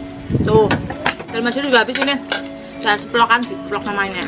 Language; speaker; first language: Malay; non-native, local second language; Javanese